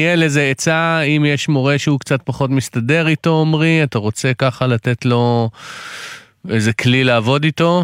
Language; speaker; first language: Hebrew; native; Hebrew